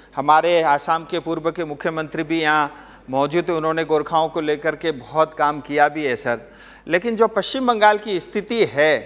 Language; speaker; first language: Hindi; non-native, local second language; Nepali